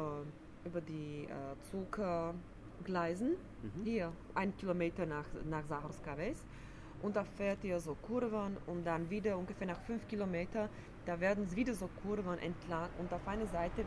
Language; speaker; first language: German; non-native, fluent; Slovak